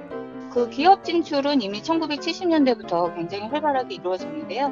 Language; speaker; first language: Korean; native; Korean